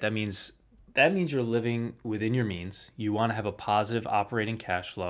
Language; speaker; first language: English; native; English